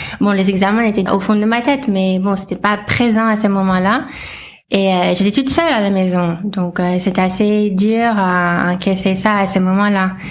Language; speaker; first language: French; non-native, fluent; English